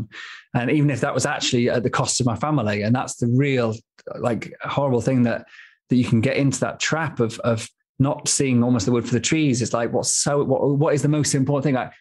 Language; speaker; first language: English; native; English